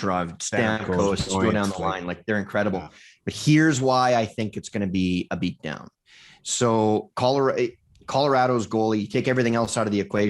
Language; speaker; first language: English; native; English